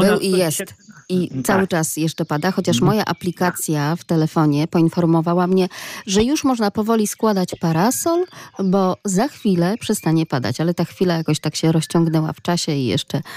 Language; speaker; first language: Polish; native; Polish